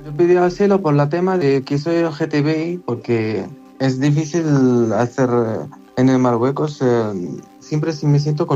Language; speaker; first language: Spanish; non-native, learner; Arabic